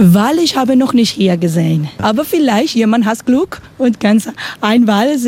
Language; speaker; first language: German; non-native, learner; Spanish